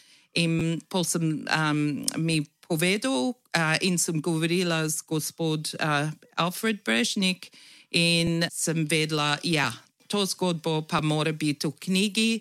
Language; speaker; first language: Slovenian; early bilingual, heritage; English